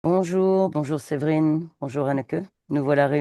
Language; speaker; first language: French; native; French